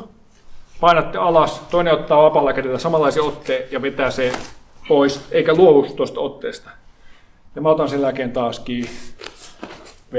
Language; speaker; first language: Finnish; native; Finnish